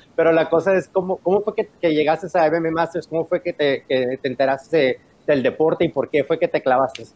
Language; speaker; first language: Spanish; early bilingual, heritage; Spanish